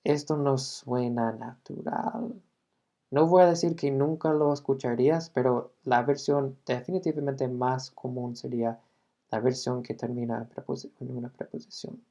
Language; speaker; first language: Spanish; non-native, fluent; English